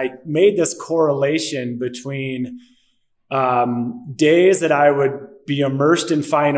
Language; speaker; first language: English; native; English